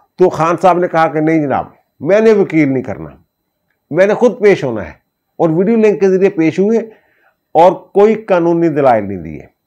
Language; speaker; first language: Urdu; non-native, local second language; Punjabi